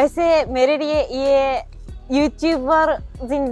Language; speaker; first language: Hindi; non-native, fluent; Japanese